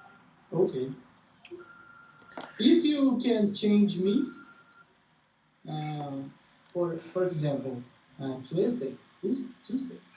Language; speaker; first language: English; non-native, learner; Portuguese